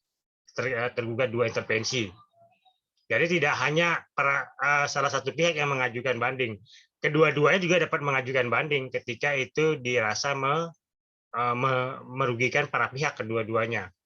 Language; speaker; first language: Indonesian; native; Indonesian